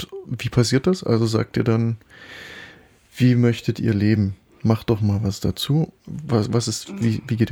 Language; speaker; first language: German; native; German